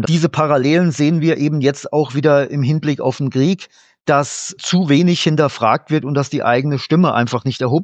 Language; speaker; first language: German; native; German